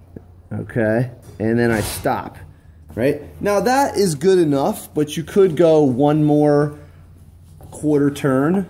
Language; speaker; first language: English; native; English